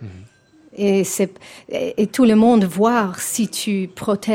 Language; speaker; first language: French; non-native, fluent; English